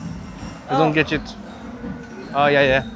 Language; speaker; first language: English; non-native, learner; French